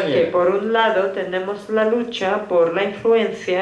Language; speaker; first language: Spanish; native; Spanish